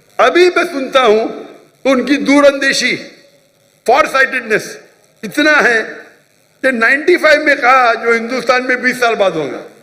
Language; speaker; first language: Urdu; non-native, local second language; Konkani